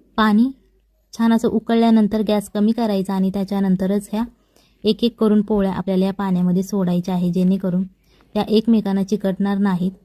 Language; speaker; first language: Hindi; non-native, local second language; Marathi